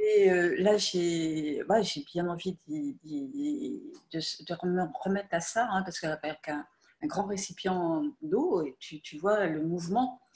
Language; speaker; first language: French; native; French